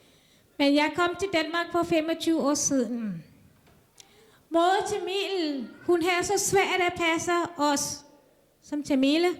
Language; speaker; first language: Danish; non-native, fluent; Tamil